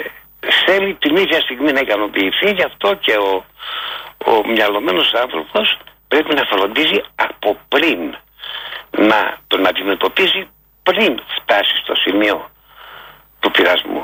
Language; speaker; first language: Greek; native; Greek